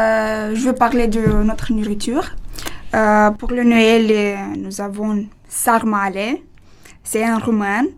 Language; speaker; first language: French; non-native, learner; Romanian